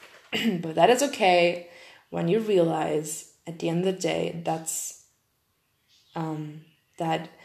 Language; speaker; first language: English; non-native, fluent; German